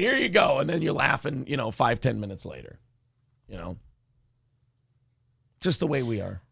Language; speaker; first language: English; native; English